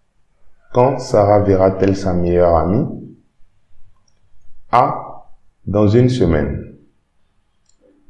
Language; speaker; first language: French; non-native, fluent; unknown